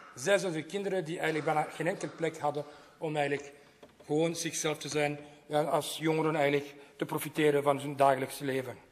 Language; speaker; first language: Dutch; non-native, local second language; French